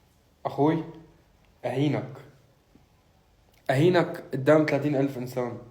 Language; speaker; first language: Arabic; native; Arabic